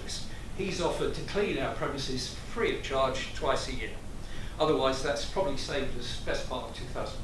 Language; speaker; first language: English; native; English